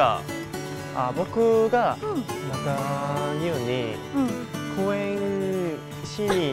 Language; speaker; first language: Japanese; non-native, learner; Korean